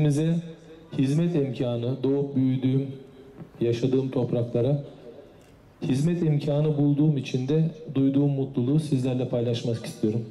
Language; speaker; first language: Turkish; native; Turkish